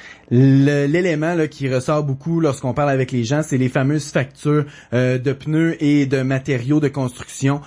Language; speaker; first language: French; native; French